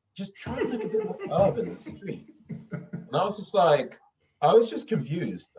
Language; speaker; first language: English; non-native, fluent; Swedish